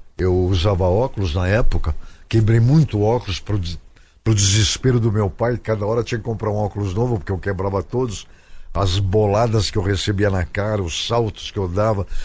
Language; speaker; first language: Portuguese; native; Portuguese